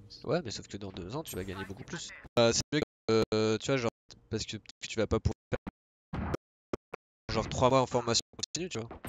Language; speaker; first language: French; native; French